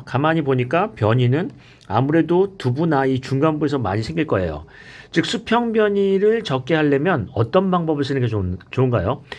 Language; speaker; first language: Korean; native; Korean